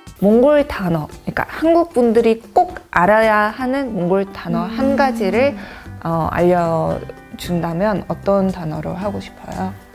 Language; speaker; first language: Korean; non-native, fluent; Mongolian